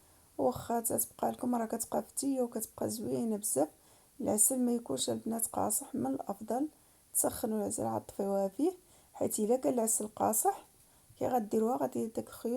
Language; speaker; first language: Arabic; native; Arabic